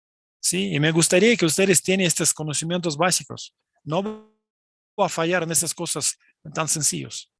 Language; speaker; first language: Spanish; non-native, fluent; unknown